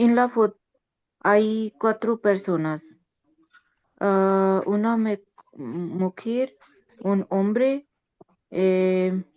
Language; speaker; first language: Spanish; non-native, learner; Urdu